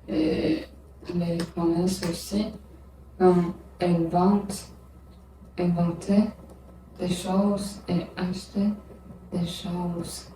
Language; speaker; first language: French; non-native, learner; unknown